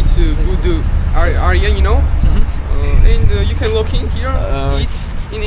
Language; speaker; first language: English; non-native, learner; Georgian